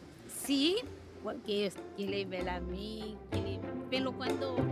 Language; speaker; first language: Spanish; non-native, learner; Haitian Creole